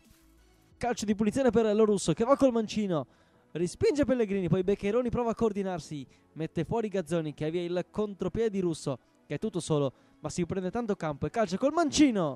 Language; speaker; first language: Italian; native; Italian